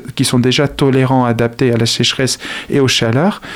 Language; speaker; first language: French; non-native, fluent; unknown